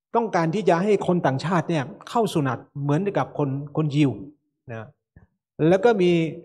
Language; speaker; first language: Thai; native; Thai